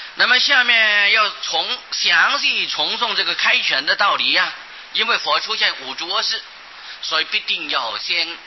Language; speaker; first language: Chinese; non-native, local second language; Hakka Chinese